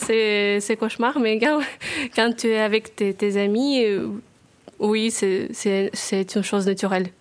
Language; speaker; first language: French; non-native, learner; Russian